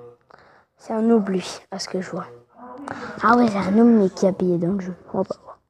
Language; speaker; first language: French; native; French